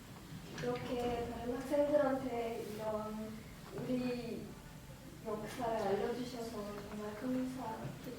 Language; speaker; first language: Korean; non-native, learner; Russian